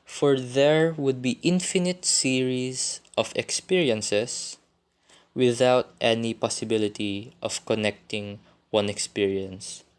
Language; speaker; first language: English; non-native, local second language; Filipino